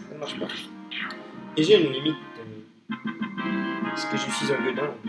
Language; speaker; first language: French; native; French